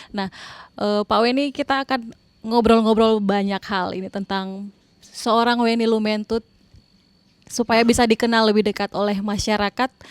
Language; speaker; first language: Indonesian; native; Indonesian